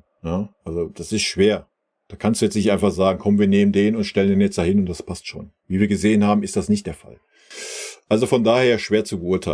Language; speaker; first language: German; native; German